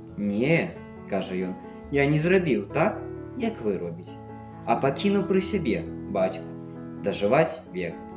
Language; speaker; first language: Belarusian; native; Belarusian